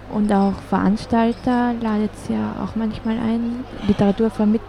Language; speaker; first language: German; native; German